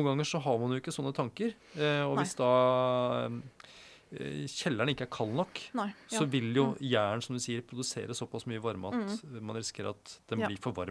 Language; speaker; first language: Norwegian; native; Norwegian